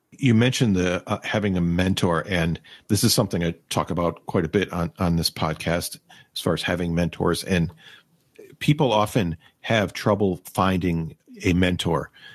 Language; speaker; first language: English; native; English